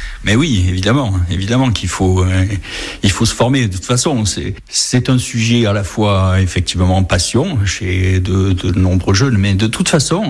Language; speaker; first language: French; native; French